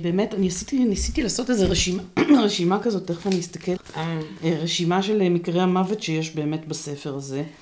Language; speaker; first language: Hebrew; native; Hebrew